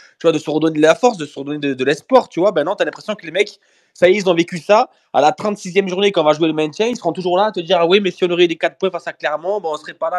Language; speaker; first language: French; native; French